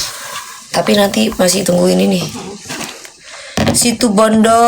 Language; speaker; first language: Indonesian; native; Indonesian